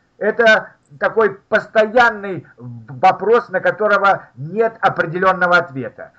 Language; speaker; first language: Russian; native; Russian